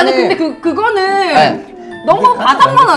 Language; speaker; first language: Korean; native; Korean